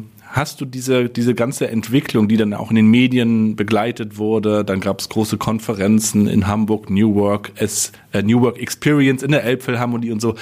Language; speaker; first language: German; native; German